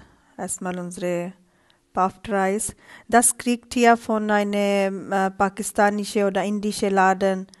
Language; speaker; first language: German; non-native, learner; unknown